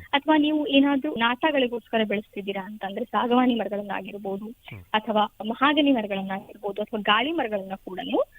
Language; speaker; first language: Kannada; native; Kannada